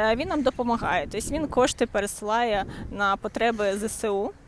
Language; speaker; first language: Ukrainian; native; Ukrainian